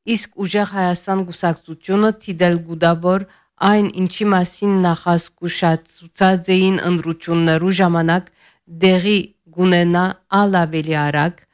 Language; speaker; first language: Armenian; early bilingual, heritage; Armenian